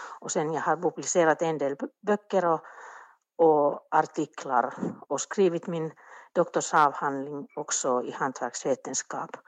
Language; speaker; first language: Swedish; non-native, local second language; Finnish